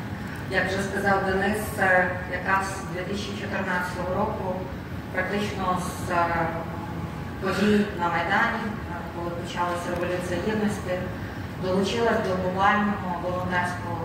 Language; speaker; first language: Ukrainian; native; Ukrainian